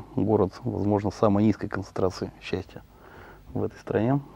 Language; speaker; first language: Russian; native; Russian